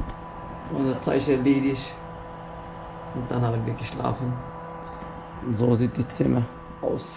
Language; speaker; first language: German; non-native, fluent; Arabic